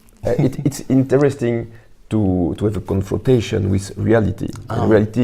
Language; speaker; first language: English; non-native, learner; French